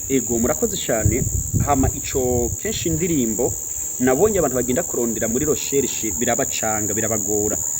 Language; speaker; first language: Rundi; native; Rundi